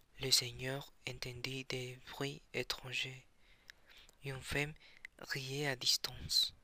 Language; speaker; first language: French; non-native, learner; Spanish